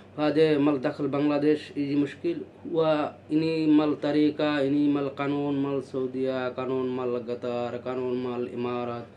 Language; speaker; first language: Arabic; non-native, learner; Bangla